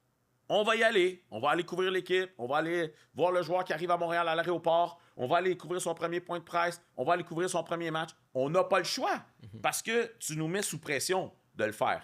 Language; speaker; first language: French; native; French